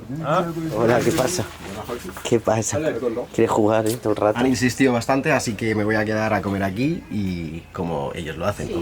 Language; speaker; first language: Spanish; native; Spanish